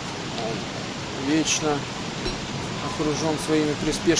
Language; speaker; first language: Russian; native; Russian